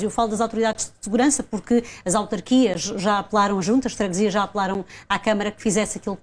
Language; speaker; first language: Portuguese; native; Portuguese